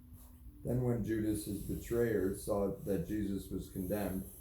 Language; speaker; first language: English; native; English